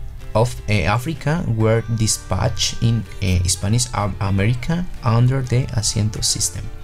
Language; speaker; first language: English; non-native, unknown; Spanish